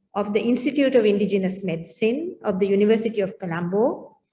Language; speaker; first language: English; non-native, local second language; Sinhala